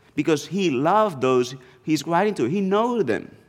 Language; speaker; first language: English; non-native, fluent; Spanish